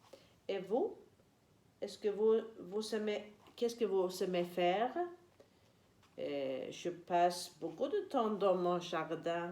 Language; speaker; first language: French; non-native, learner; Swedish